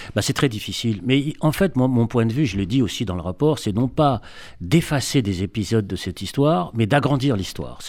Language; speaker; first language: French; native; French